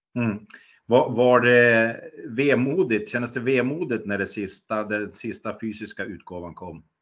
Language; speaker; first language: Swedish; native; Swedish